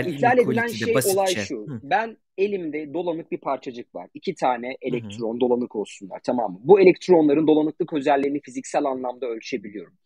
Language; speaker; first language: Turkish; native; Turkish